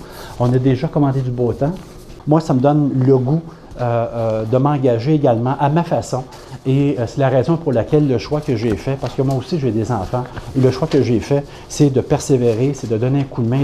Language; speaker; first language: French; native; French